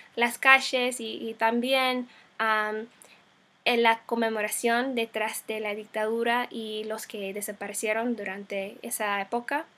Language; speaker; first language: Spanish; non-native, fluent; English